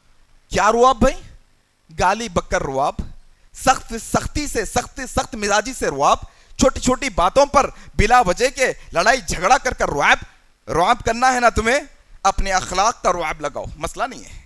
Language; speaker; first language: Urdu; native; Urdu